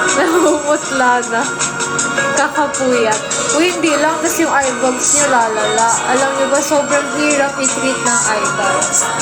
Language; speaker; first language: Filipino; native; Filipino